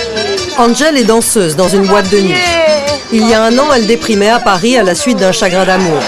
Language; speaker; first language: French; native; French